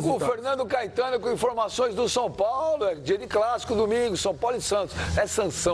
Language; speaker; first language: Portuguese; native; Portuguese